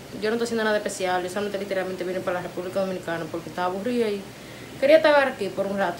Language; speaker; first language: Spanish; early bilingual, heritage; Spanish